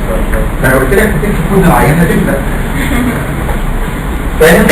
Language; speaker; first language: Arabic; native; Arabic